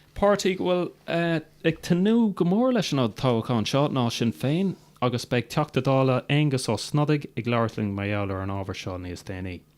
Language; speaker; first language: Irish; non-native, local second language; English